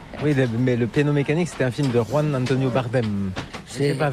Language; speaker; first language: French; native; French